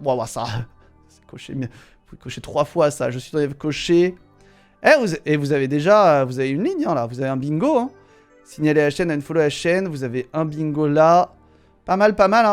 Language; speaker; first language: French; native; French